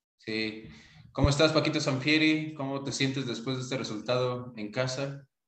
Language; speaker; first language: Spanish; native; Spanish